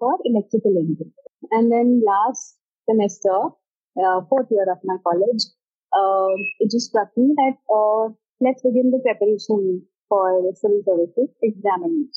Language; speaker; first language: English; non-native, local second language; Hindi